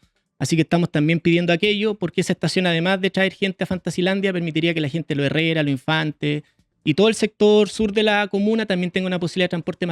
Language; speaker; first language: Spanish; native; Spanish